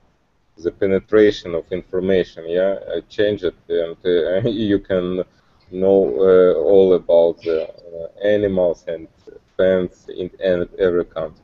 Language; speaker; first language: English; non-native, learner; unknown